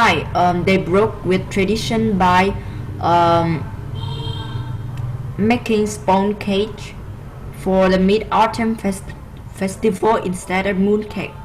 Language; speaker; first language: English; non-native, learner; Vietnamese